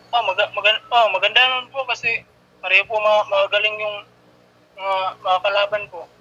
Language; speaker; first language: Filipino; non-native, local second language; Cebuano